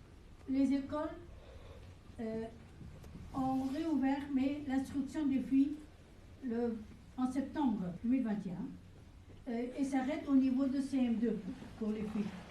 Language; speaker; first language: French; non-native, fluent; Persian